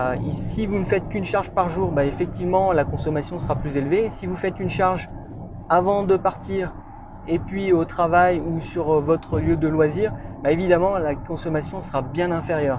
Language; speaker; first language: French; native; French